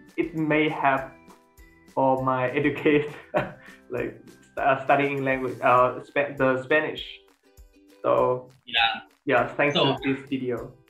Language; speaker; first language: English; non-native, learner; Vietnamese